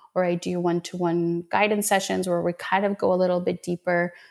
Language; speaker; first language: English; native; English